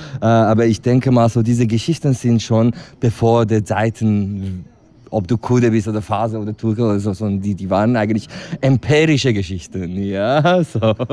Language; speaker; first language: German; non-native, fluent; Kurdish